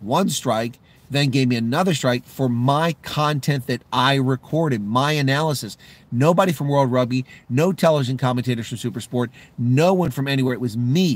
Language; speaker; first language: English; native; English